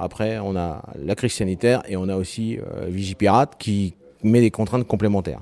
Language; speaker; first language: French; native; French